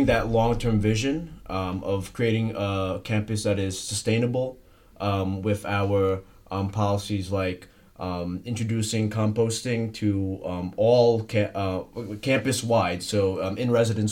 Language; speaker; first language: English; native; English